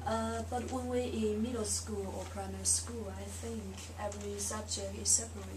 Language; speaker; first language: English; non-native, learner; Chinese